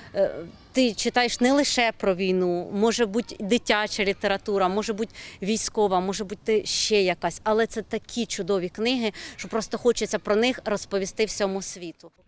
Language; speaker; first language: Ukrainian; native; Ukrainian